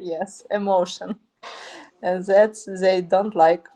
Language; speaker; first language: English; non-native, learner; Ukrainian